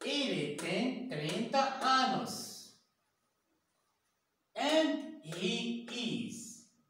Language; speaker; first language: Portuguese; non-native, learner; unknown